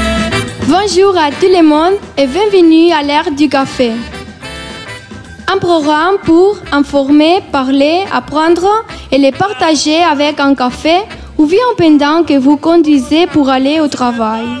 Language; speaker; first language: French; non-native, learner; Spanish